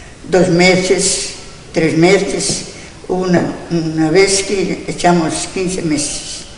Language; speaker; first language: Spanish; non-native, local second language; Galician